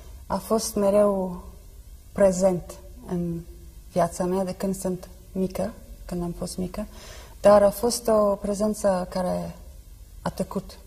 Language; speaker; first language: Romanian; non-native, fluent; French